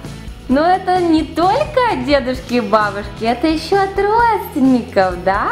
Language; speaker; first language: Russian; native; Russian